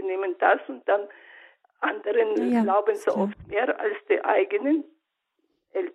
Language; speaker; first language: German; non-native, learner; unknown